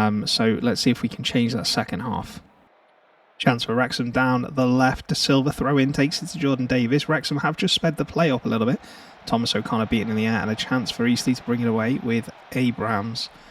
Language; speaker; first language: English; native; English